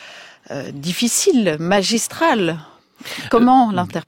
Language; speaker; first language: French; native; French